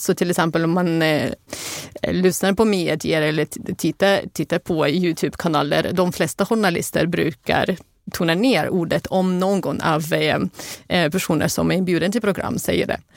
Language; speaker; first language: Swedish; non-native, fluent; Russian